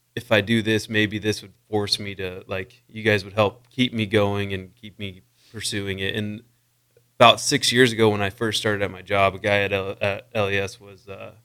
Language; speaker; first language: English; native; English